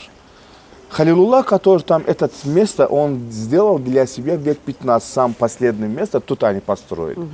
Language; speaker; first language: Russian; non-native, local second language; Azerbaijani